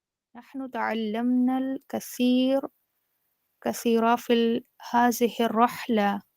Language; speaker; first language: Arabic; non-native, learner; Urdu